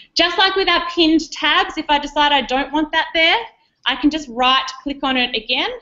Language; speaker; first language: English; native; English